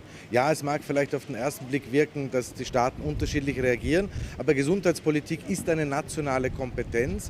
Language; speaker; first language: German; native; German